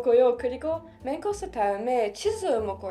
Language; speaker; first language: Korean; non-native, learner; French